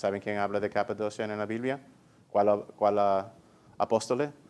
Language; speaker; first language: Spanish; early bilingual, heritage; English